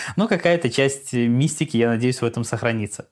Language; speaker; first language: Russian; native; Russian